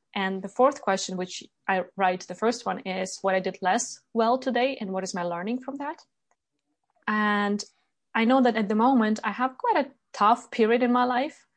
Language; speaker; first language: English; non-native, fluent; Ukrainian